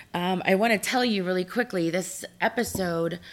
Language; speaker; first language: English; native; English